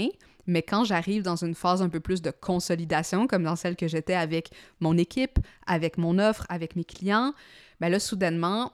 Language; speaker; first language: French; native; French